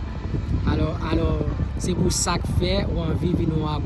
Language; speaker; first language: French; non-native, local second language; Haitian Creole